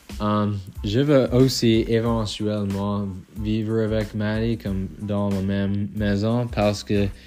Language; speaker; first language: French; non-native, local second language; English